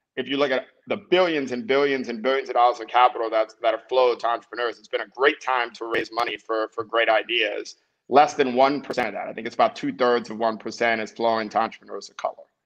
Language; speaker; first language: English; native; English